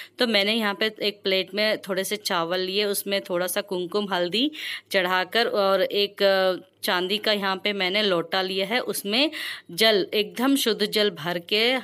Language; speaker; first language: Hindi; non-native, local second language; Telugu